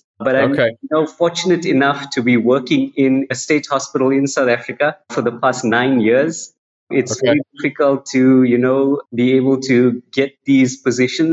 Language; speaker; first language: English; native; English